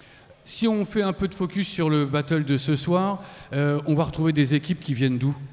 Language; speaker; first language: French; native; French